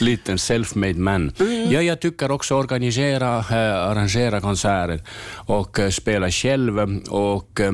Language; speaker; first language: Swedish; non-native, learner; Finnish